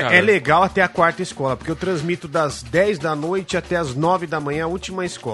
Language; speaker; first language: Portuguese; native; Portuguese